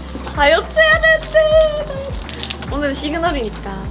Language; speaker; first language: Korean; native; Korean